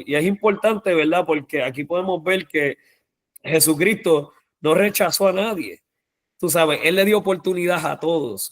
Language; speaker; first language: Spanish; native; Spanish